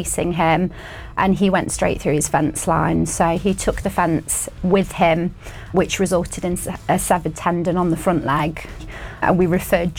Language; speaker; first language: English; native; English